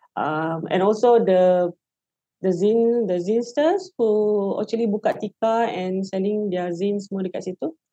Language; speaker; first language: English; non-native, local second language; Malay